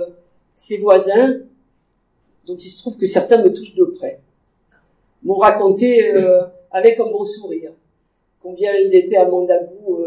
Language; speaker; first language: French; native; French